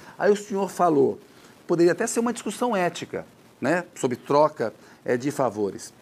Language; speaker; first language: Portuguese; native; Portuguese